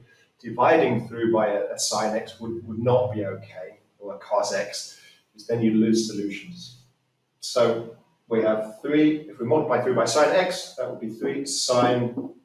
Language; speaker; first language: English; native; English